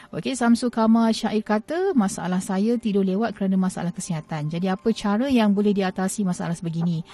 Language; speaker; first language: Malay; native; Malay